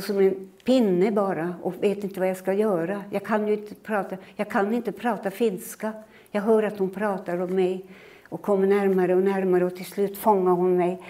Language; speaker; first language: Swedish; early bilingual, other home language; Finnish